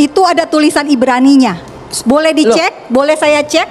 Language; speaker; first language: Indonesian; native; Indonesian